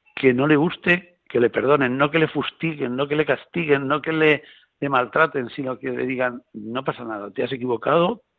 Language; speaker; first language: Spanish; native; Spanish